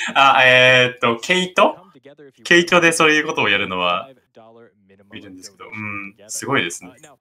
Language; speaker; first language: Japanese; native; Japanese